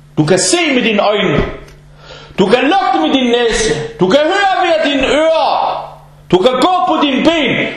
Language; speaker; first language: Danish; non-native, fluent; Arabic